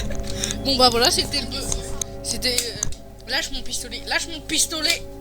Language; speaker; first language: French; native; French